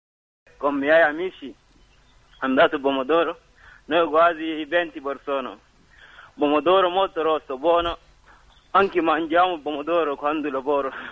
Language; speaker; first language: Italian; non-native, learner; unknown